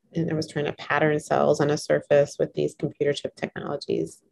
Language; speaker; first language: English; native; English